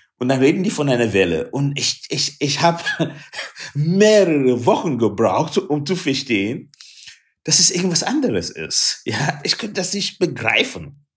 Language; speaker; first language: German; non-native, fluent; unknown